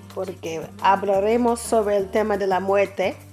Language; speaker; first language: Spanish; non-native, fluent; English